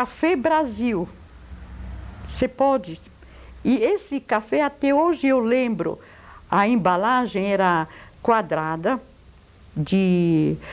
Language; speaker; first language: Portuguese; non-native, fluent; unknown